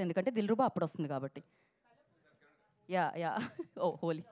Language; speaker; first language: Telugu; native; Telugu